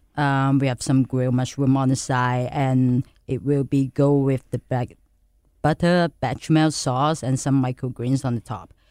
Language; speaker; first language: English; non-native, local second language; Cantonese